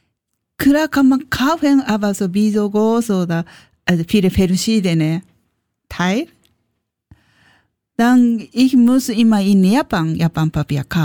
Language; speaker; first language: German; non-native, learner; Japanese